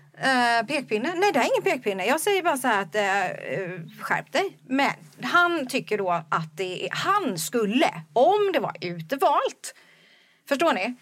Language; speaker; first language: Swedish; native; Swedish